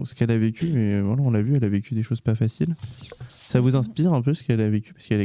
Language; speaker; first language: French; native; French